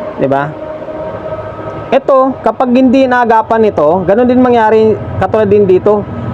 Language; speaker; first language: Filipino; native; Filipino